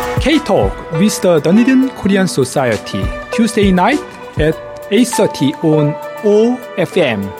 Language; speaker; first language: English; non-native, fluent; Korean